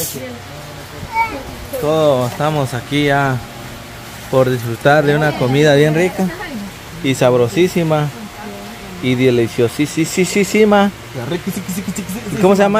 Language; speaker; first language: Spanish; native; Spanish